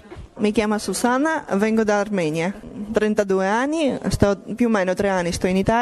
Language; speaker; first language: Italian; non-native, learner; Armenian